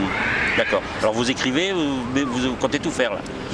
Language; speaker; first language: French; native; French